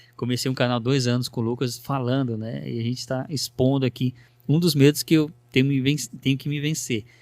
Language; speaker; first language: Portuguese; native; Portuguese